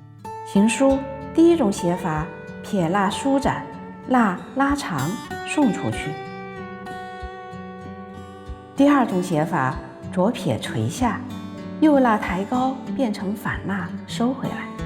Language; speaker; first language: Chinese; native; Chinese